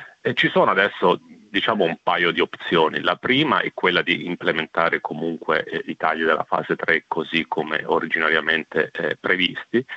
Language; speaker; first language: Italian; native; Italian